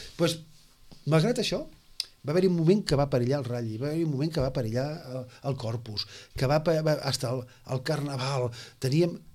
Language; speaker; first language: Catalan; native; Catalan